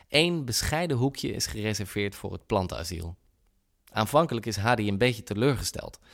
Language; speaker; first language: Dutch; native; Dutch